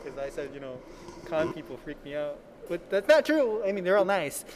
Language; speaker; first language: English; native; English